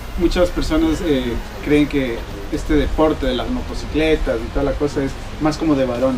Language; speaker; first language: Spanish; native; Spanish